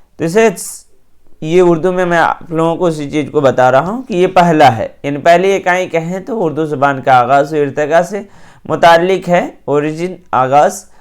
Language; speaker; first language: Urdu; native; Urdu